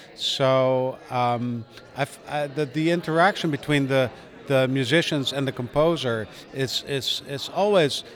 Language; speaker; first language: English; non-native, fluent; Dutch